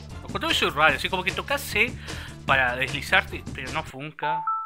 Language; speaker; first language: Spanish; native; Spanish